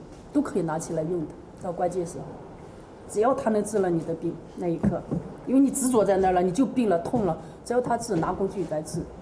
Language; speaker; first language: Chinese; native; Chinese